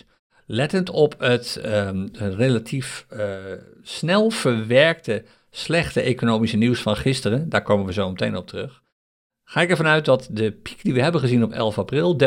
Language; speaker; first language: Dutch; native; Dutch